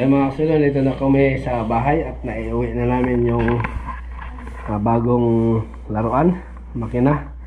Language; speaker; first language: Filipino; native; Filipino